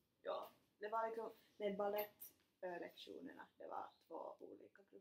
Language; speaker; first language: Swedish; non-native, fluent; Finnish